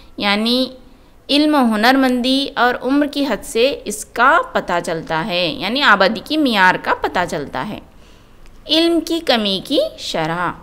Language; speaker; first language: Urdu; native; Urdu